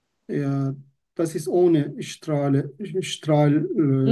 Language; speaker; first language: German; non-native, learner; Turkish